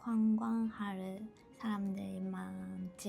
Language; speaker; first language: Korean; non-native, learner; Japanese